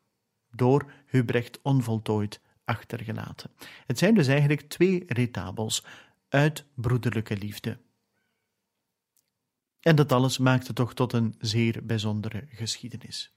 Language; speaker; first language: Dutch; native; Dutch